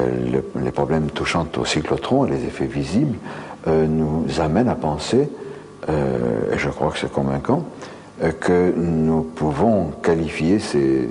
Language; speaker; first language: French; native; French